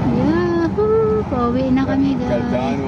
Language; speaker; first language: Filipino; native; Filipino